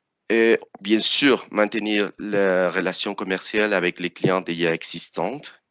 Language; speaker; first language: French; non-native, fluent; Spanish